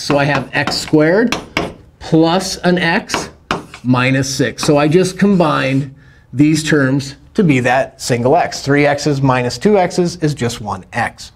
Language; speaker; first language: English; native; English